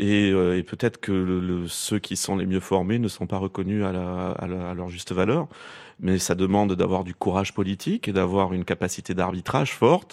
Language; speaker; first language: French; native; French